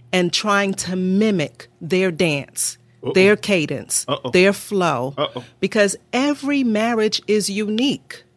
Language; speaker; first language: English; native; English